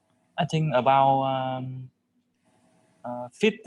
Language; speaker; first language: English; non-native, learner; Vietnamese